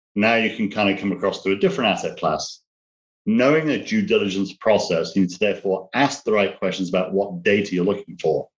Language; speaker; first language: English; native; English